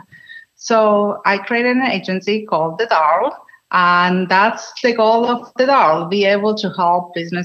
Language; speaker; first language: English; non-native, fluent; Spanish